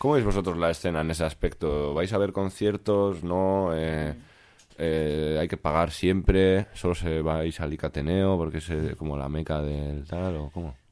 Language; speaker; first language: Spanish; native; Spanish